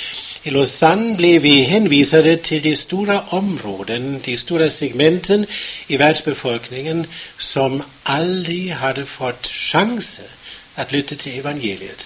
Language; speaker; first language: Swedish; non-native, fluent; German